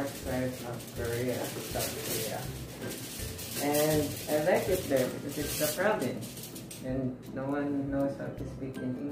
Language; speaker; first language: English; non-native, local second language; Filipino